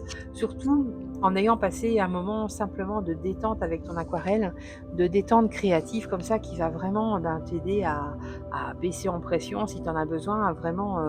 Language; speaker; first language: French; native; French